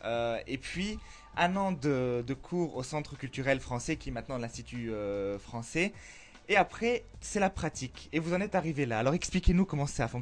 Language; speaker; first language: French; native; French